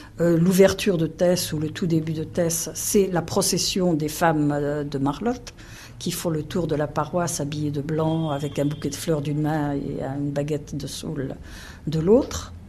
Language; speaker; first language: French; native; French